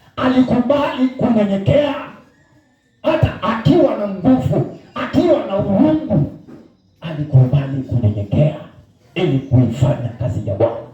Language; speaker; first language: Swahili; non-native, local second language; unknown